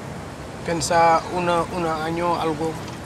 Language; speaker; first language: Spanish; non-native, learner; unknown